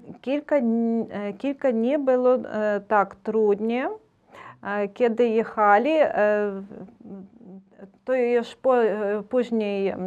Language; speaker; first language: Polish; non-native, learner; Ukrainian